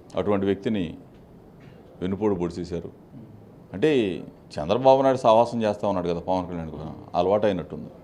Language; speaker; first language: Telugu; native; Telugu